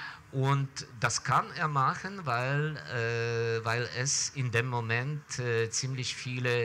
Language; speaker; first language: German; non-native, fluent; Ukrainian